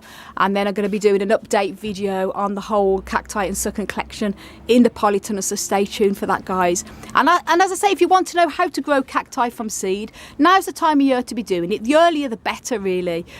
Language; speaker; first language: English; native; English